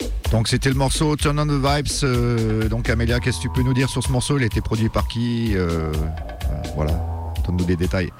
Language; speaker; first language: French; native; French